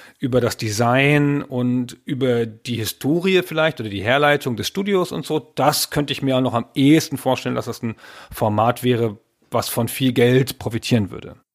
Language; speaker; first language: German; native; German